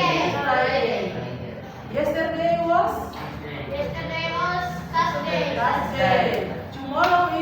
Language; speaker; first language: English; non-native, learner; Indonesian